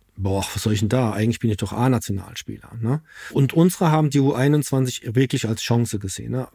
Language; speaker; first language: German; native; German